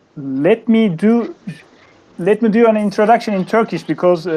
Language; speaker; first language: English; non-native, fluent; Turkish